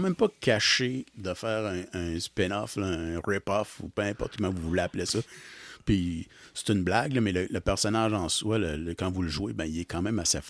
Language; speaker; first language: French; native; French